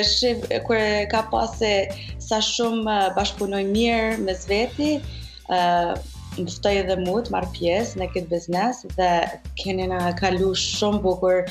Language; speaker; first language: Albanian; early bilingual, heritage; Albanian